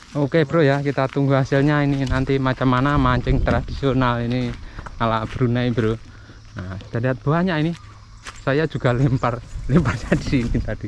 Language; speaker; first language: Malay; non-native, local second language; Javanese